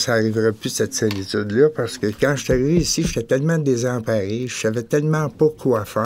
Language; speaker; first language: French; native; French